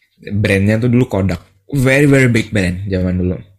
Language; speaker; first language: English; non-native, fluent; Indonesian